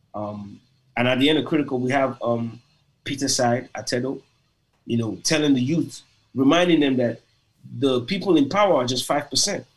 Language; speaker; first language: English; non-native, local second language; Igbo